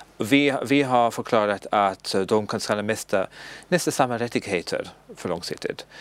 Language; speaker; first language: Swedish; non-native, learner; English